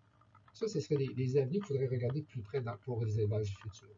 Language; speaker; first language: French; native; French